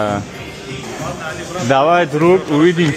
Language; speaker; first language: Russian; non-native, local second language; Tajik